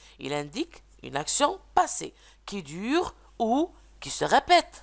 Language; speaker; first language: French; non-native, local second language; Arabic